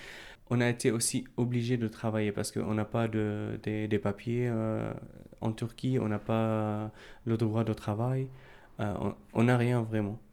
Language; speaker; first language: French; non-native, fluent; Arabic